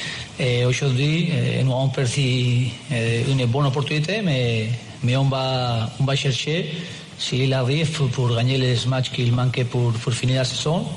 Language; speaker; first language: French; non-native, learner; Spanish